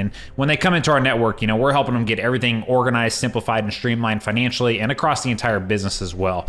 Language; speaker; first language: English; native; English